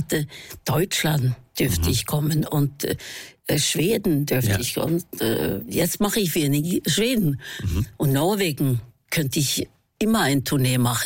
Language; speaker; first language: German; non-native, fluent; Norwegian